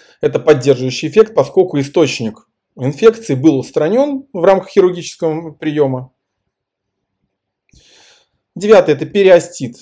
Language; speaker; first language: Russian; native; Russian